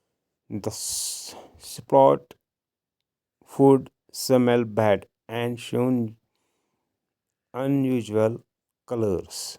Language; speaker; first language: English; non-native, local second language; Urdu